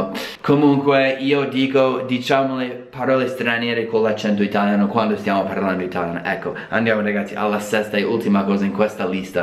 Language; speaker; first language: Italian; non-native, fluent; English